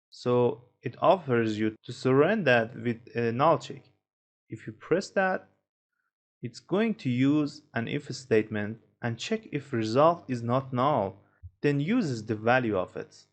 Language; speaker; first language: English; non-native, fluent; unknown